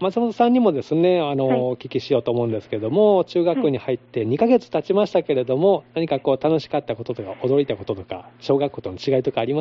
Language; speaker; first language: Japanese; native; Japanese